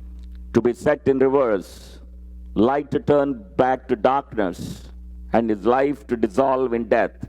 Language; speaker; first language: English; non-native, local second language; Telugu